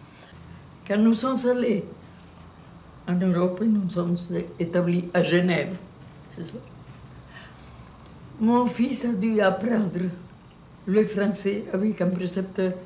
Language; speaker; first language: French; non-native, fluent; Spanish